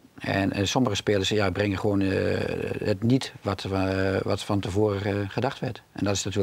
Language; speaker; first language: Dutch; native; Dutch